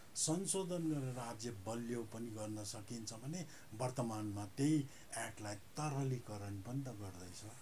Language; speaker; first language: Nepali; native; Nepali